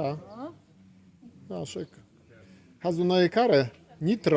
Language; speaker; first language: German; non-native, learner; Polish